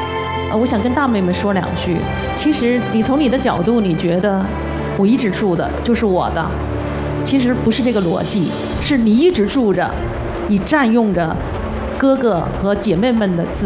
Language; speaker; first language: Chinese; native; Chinese